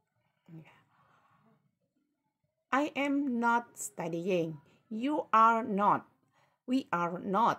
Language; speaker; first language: English; non-native, learner; Indonesian